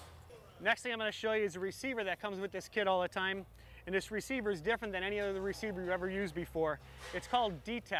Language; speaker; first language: English; native; English